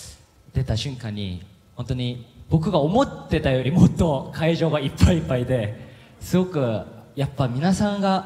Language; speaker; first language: Japanese; non-native, fluent; Korean